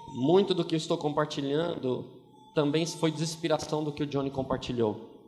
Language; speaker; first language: Portuguese; native; Portuguese